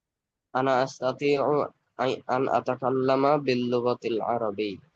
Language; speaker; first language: Arabic; non-native, learner; Bangla